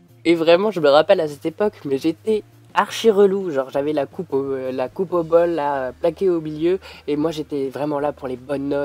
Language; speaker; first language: French; native; French